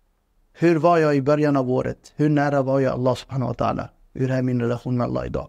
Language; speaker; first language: Swedish; non-native, fluent; Urdu